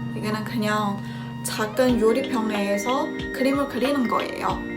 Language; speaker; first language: Korean; non-native, fluent; Chinese